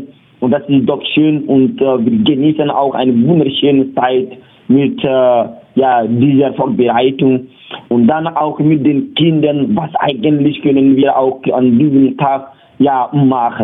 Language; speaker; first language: German; non-native, learner; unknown